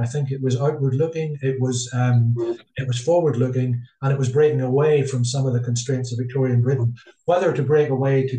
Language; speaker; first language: English; native; English